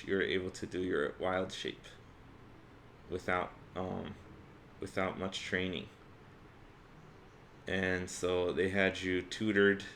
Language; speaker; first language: English; native; English